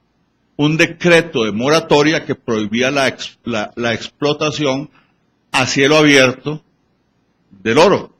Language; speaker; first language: Spanish; native; Spanish